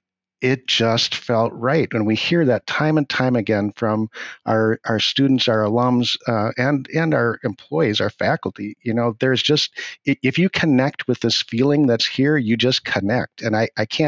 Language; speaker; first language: English; native; English